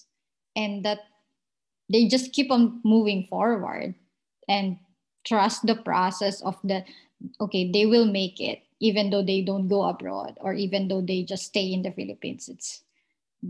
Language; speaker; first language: English; non-native, local second language; Filipino